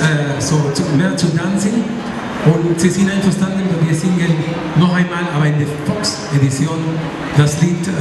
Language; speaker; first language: German; non-native, fluent; Spanish